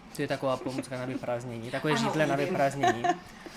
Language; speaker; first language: Czech; non-native, fluent; Romanian